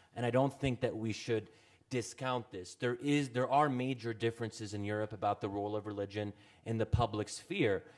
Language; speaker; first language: English; native; English